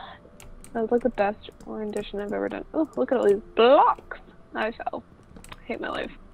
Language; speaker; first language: English; native; English